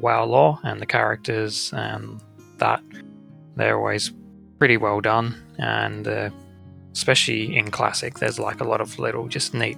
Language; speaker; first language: English; native; English